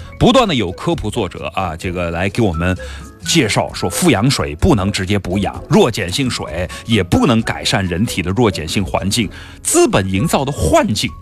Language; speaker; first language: Chinese; native; Chinese